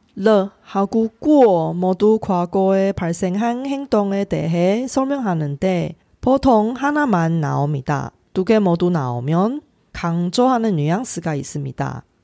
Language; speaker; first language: Korean; non-native, local second language; Chinese